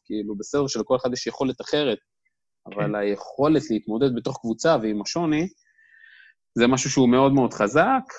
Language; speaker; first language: Hebrew; native; Hebrew